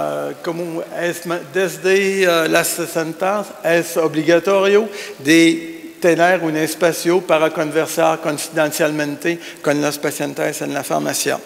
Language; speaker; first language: Spanish; non-native, learner; French